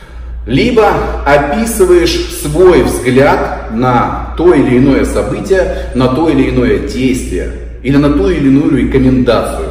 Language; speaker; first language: Russian; native; Russian